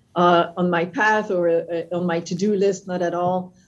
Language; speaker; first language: English; non-native, fluent; French